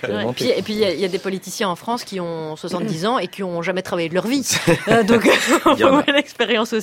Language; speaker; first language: French; native; French